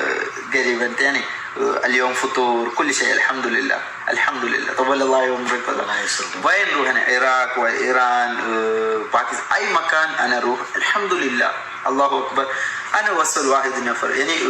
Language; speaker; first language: Arabic; non-native, learner; Malayalam